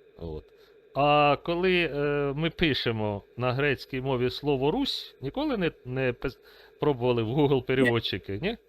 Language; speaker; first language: Ukrainian; native; Ukrainian